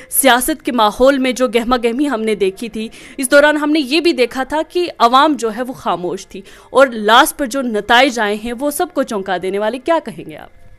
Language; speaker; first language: Hindi; non-native, local second language; Kashmiri